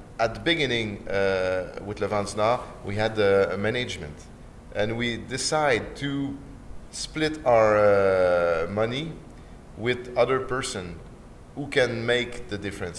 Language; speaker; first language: English; non-native, fluent; French